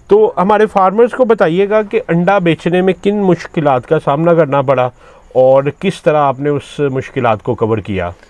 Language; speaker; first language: Urdu; non-native, local second language; Punjabi